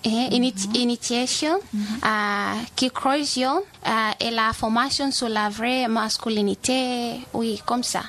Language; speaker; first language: French; non-native, learner; Masai